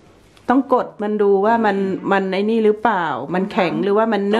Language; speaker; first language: Thai; native; Thai